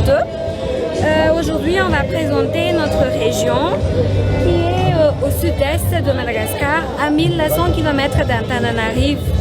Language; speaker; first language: French; non-native, local second language; Malagasy